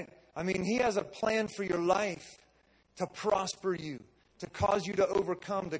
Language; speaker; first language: English; native; English